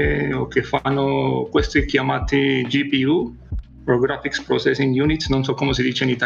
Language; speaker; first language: Italian; non-native, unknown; Spanish